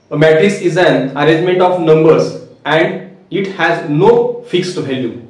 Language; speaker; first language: English; non-native, local second language; Marathi